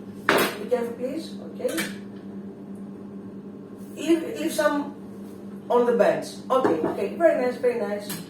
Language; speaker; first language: English; non-native, fluent; Greek